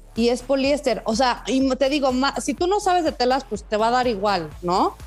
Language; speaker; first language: Spanish; native; Spanish